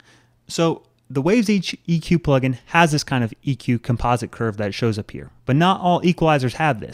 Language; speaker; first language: English; native; English